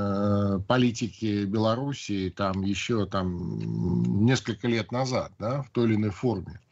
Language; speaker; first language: Russian; native; Russian